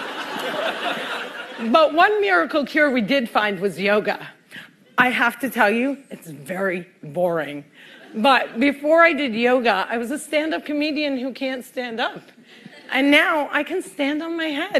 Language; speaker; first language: English; native; English